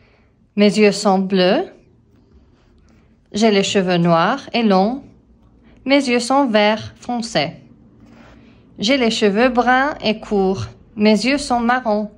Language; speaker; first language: French; non-native, fluent; English